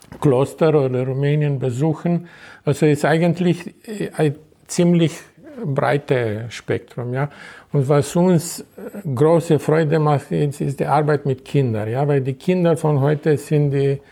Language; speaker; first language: German; non-native, fluent; Romanian